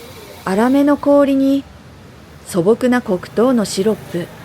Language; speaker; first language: Japanese; native; Japanese